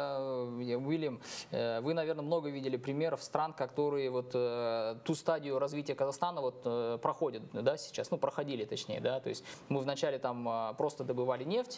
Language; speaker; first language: Russian; native; Russian